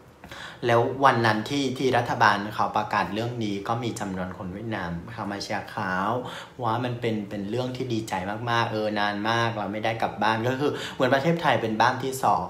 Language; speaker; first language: Thai; non-native, fluent; Vietnamese